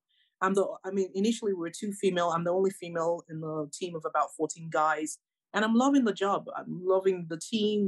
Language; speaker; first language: English; native; English